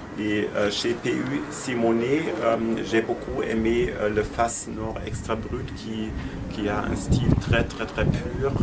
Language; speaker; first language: French; non-native, fluent; German